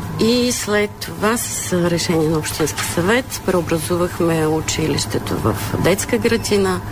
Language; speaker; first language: Bulgarian; non-native, local second language; Turkish